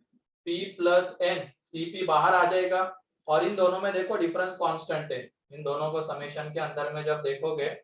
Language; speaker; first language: Hindi; native; Hindi